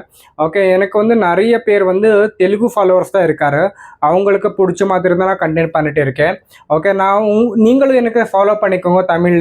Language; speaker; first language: Tamil; non-native, learner; Telugu